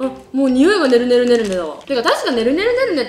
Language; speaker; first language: Japanese; native; Japanese